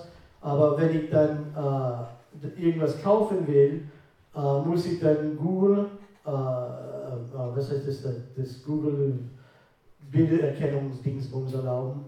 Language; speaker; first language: German; non-native, fluent; English